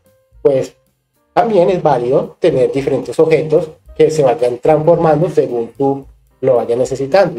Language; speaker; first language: Spanish; native; Spanish